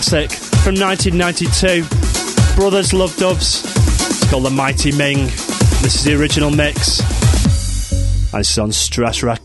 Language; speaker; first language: English; native; English